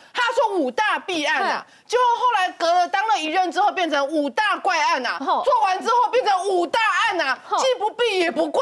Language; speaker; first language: Chinese; native; Chinese